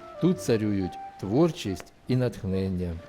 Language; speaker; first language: Russian; non-native, learner; Slovak